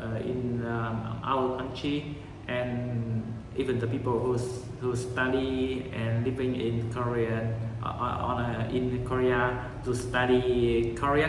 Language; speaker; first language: English; non-native, learner; Vietnamese